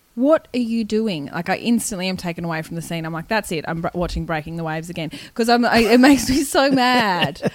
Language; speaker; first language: English; native; English